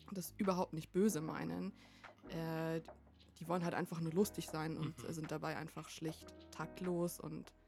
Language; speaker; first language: German; early bilingual, other home language; Vietnamese